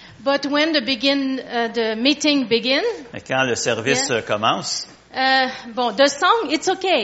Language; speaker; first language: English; non-native, learner; French